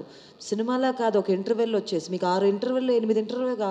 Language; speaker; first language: Telugu; native; Telugu